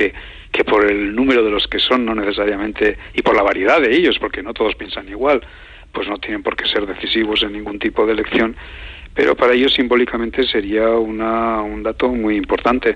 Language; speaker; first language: Spanish; native; Spanish